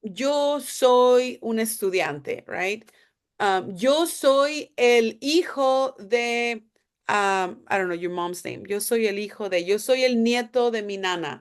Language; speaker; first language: Spanish; non-native, fluent; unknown